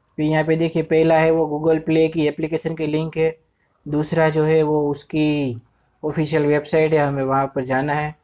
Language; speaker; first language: Hindi; non-native, local second language; Gujarati